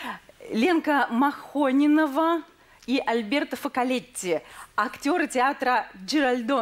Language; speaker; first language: Russian; native; Russian